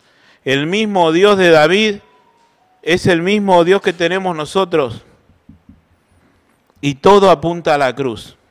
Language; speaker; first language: Spanish; native; Spanish